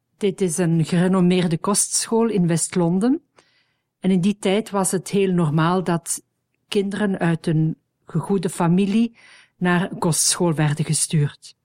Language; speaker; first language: Dutch; native; Dutch